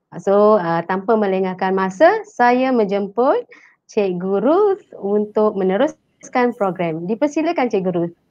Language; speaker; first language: Malay; native; Malay